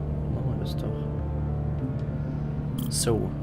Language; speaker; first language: German; native; German